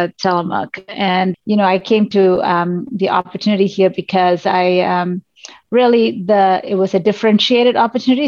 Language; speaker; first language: English; non-native, local second language; Tamil